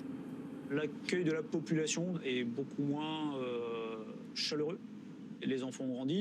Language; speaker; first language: French; native; French